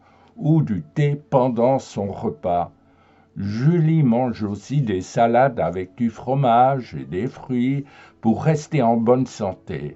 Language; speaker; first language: French; non-native, fluent; German